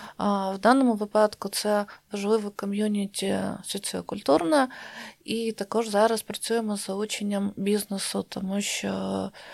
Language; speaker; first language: Ukrainian; non-native, local second language; Russian